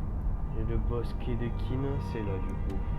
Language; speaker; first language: French; native; French